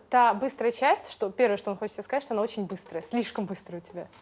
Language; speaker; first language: Russian; native; Russian